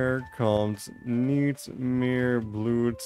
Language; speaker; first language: Dutch; non-native, learner; English